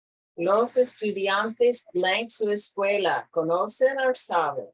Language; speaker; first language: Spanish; non-native, fluent; English